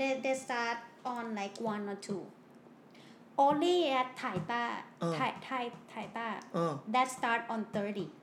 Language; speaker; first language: English; non-native, learner; Thai